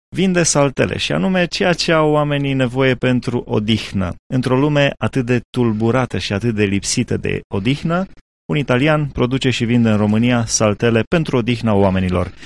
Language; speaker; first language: Romanian; native; Romanian